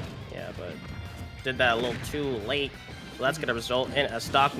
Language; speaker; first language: English; native; English